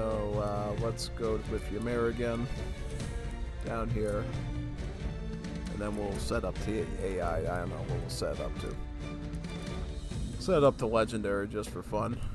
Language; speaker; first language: English; native; English